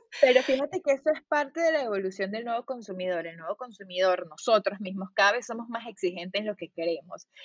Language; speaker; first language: Spanish; native; Spanish